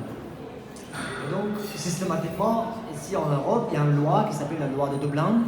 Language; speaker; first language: French; non-native, fluent; Persian